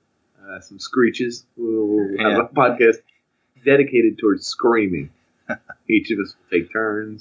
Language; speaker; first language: English; native; English